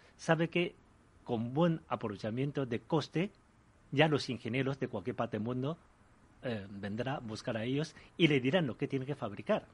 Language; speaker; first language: Spanish; early bilingual, other home language; Chinese